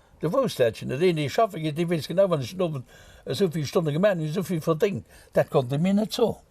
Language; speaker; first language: Luxembourgish; native; Luxembourgish